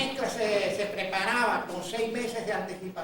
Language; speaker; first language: Spanish; native; Spanish